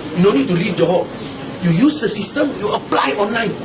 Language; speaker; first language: English; non-native, local second language; Malay